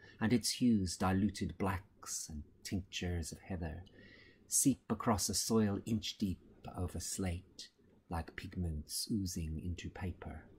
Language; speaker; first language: English; native; English